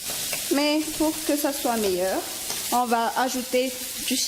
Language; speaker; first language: French; non-native, local second language; Malagasy